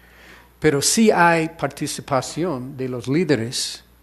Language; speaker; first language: Spanish; non-native, fluent; English